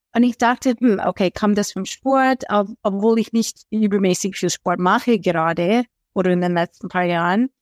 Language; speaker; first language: German; non-native, fluent; English